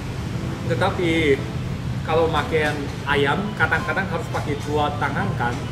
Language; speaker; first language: Indonesian; non-native, learner; Korean